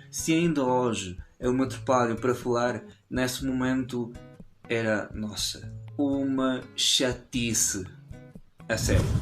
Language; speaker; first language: Portuguese; non-native, fluent; Spanish